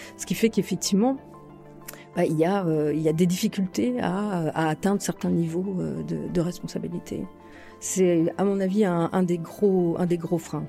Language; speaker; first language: French; native; French